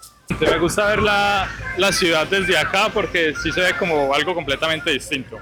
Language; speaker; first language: Spanish; native; Spanish